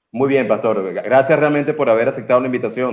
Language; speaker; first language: Spanish; native; Spanish